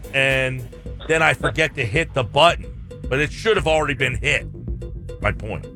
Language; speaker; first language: English; native; English